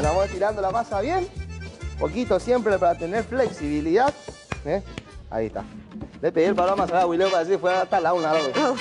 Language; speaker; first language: Spanish; native; Spanish